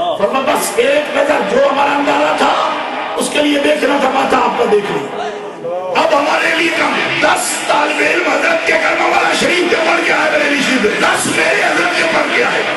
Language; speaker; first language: Urdu; native; Urdu